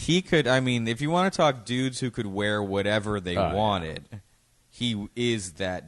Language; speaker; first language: English; native; English